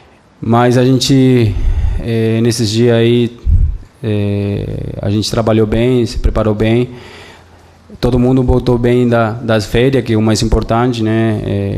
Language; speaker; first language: Portuguese; non-native, fluent; Spanish